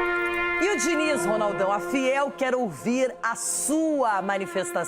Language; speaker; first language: Portuguese; native; Portuguese